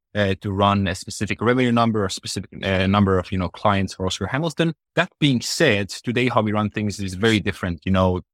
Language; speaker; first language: English; non-native, fluent; Estonian